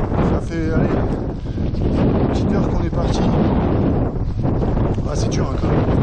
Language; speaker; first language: French; native; French